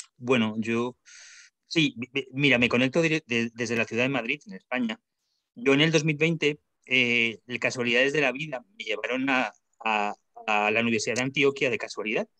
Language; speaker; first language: Spanish; native; Spanish